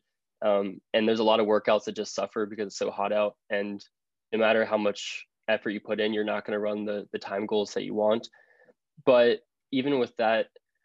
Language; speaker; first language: English; native; English